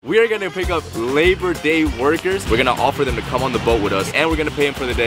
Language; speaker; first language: English; native; English